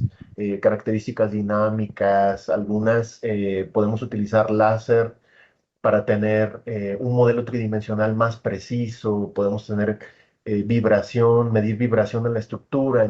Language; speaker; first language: Spanish; native; Spanish